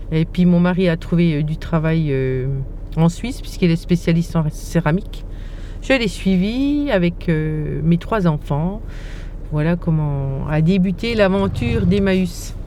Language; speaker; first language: French; native; French